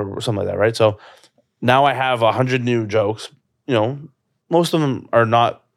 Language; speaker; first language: English; native; English